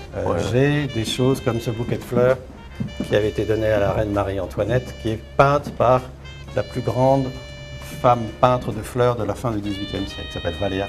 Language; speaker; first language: French; native; French